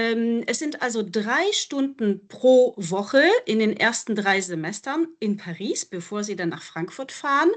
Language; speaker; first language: German; non-native, fluent; French